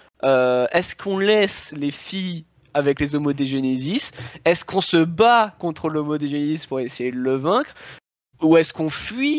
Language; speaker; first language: French; native; French